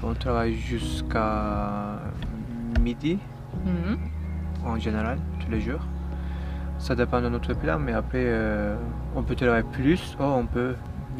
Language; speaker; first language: French; non-native, learner; Turkish